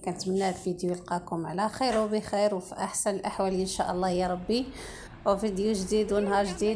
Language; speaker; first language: Arabic; native; Arabic